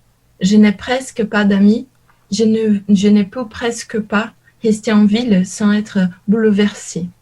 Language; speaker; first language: French; non-native, learner; Portuguese